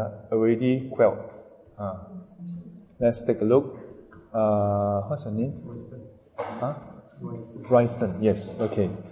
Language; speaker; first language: English; non-native, local second language; Chinese